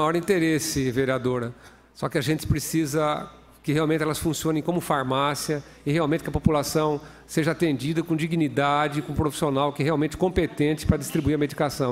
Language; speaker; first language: Portuguese; native; Portuguese